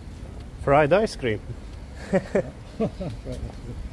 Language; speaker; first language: English; non-native, fluent; Latvian